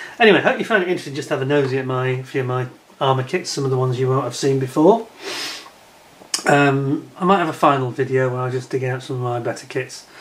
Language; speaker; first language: English; native; English